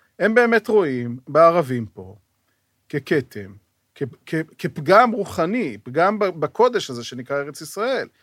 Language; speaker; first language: Hebrew; native; Hebrew